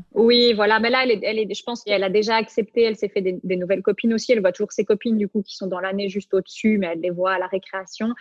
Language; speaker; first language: French; native; French